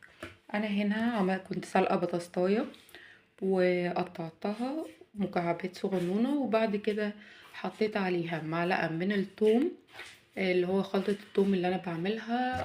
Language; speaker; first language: Arabic; native; Arabic